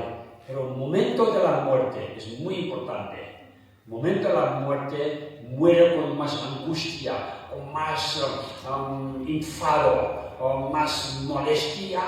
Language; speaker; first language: Spanish; non-native, fluent; Tibetan